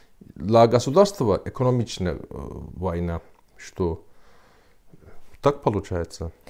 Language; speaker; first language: Russian; non-native, learner; Turkish